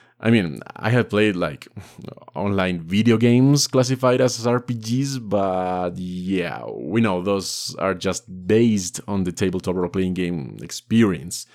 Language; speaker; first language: English; non-native, fluent; Spanish